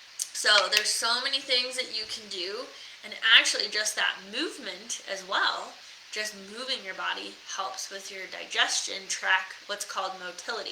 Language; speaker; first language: English; native; English